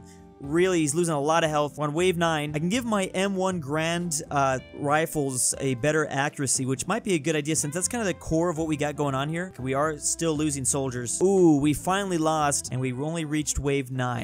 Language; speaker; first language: English; native; English